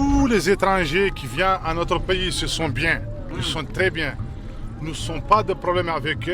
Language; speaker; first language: French; non-native, learner; Arabic